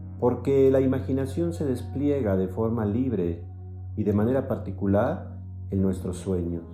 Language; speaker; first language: Spanish; native; Spanish